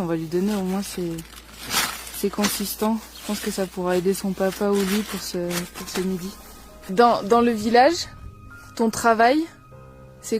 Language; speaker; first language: French; native; French